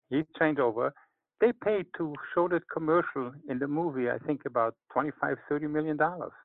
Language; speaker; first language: English; non-native, fluent; Hebrew